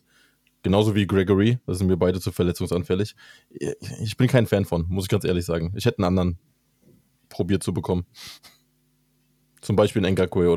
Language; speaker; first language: German; native; German